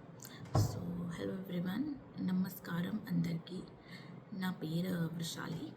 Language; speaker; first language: Telugu; non-native, learner; Marathi